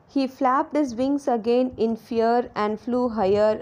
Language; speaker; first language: English; non-native, local second language; Tamil